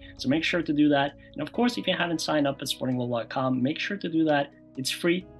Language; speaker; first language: English; non-native, fluent; Norwegian